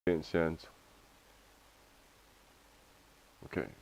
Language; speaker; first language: English; native; English